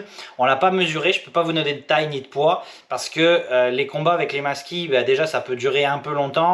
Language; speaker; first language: French; native; French